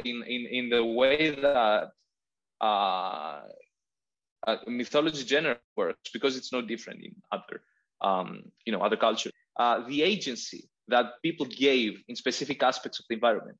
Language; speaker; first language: English; non-native, fluent; Greek